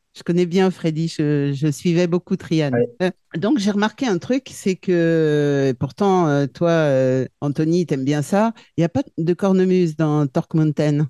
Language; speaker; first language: French; native; French